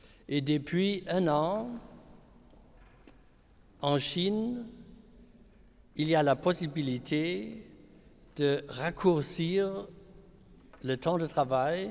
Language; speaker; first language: French; non-native, fluent; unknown